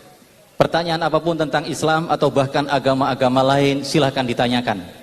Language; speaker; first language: Indonesian; native; Indonesian